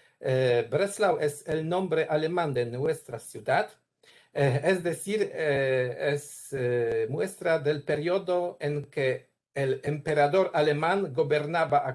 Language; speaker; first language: Spanish; non-native, learner; Polish